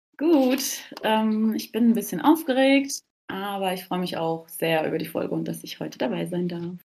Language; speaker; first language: German; early bilingual, other home language; Turkish